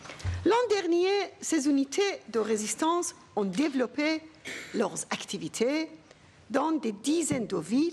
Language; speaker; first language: French; non-native, fluent; Persian